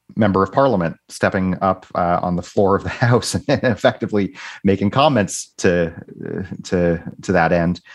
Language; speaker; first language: English; native; English